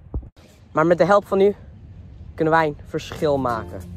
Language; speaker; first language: Dutch; non-native, learner; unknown